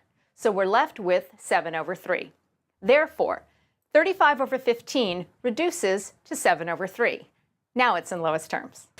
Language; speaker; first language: English; native; English